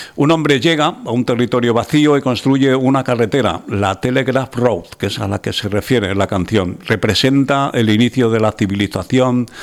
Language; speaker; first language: Spanish; non-native, local second language; Catalan